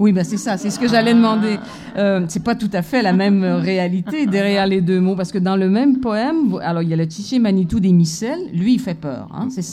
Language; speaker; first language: French; native; French